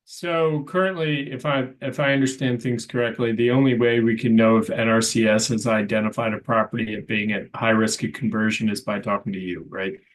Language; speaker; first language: English; native; English